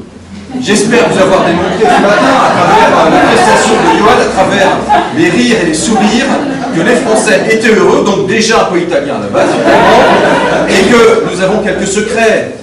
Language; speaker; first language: French; native; French